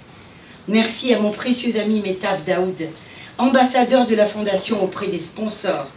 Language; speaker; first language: French; native; French